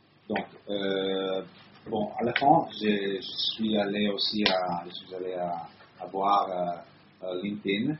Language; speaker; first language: French; non-native, fluent; Italian